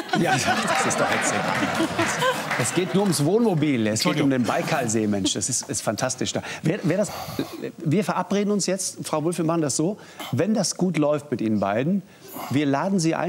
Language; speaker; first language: German; native; German